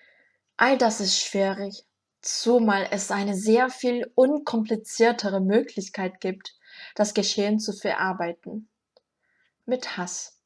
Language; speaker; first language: German; non-native, fluent; Korean